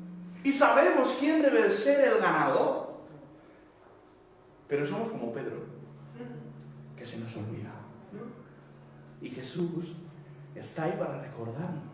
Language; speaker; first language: Spanish; native; Spanish